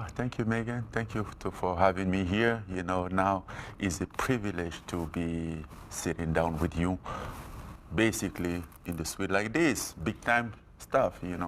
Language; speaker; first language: English; non-native, fluent; French